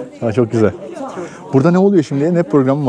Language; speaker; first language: Turkish; native; Turkish